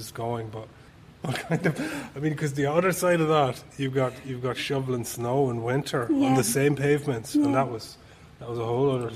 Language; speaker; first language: English; native; English